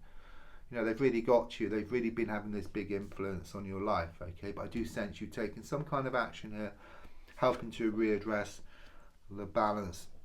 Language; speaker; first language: English; native; English